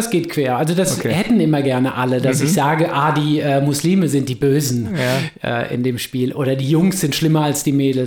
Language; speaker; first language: German; native; German